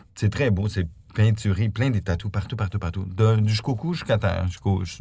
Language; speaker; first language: French; native; French